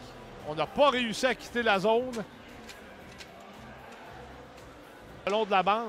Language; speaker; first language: French; native; French